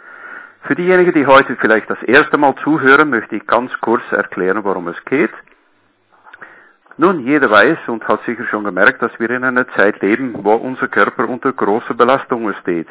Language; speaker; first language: German; native; German